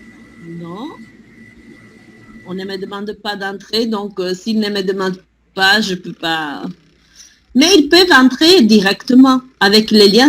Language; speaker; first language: French; non-native, fluent; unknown